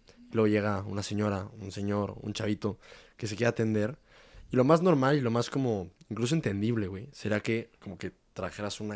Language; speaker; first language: Spanish; native; Spanish